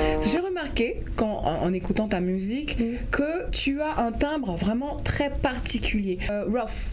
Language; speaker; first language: French; native; French